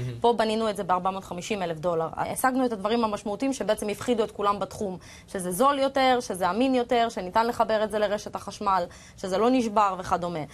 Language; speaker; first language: Hebrew; early bilingual, other home language; Russian